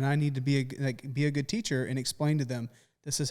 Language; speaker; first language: English; native; English